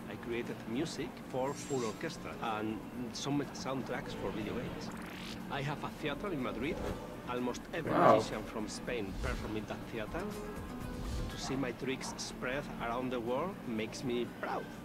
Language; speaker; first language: English; non-native, fluent; Spanish